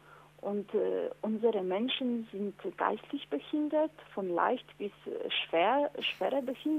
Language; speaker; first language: German; non-native, learner; Polish